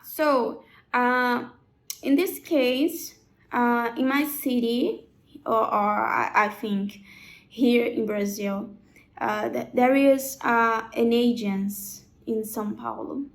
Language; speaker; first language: English; non-native, learner; Portuguese